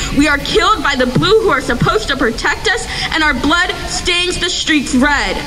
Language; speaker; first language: English; native; English